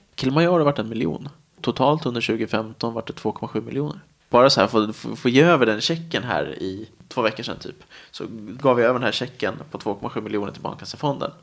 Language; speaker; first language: Swedish; native; Swedish